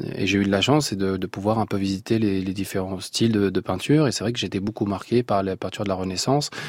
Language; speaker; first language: French; non-native, local second language; Arabic